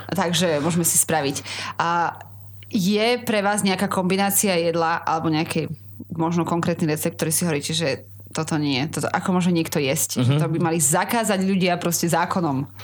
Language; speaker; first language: Slovak; native; Slovak